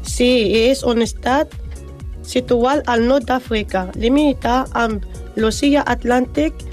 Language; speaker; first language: Catalan; non-native, learner; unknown